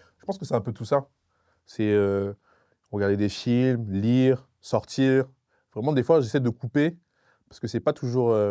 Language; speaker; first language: French; non-native, local second language; Sango